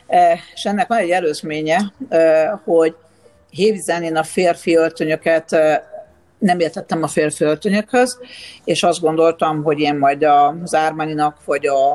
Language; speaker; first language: Hungarian; native; Hungarian